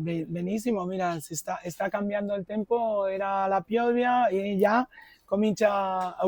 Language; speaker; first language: Italian; non-native, fluent; Spanish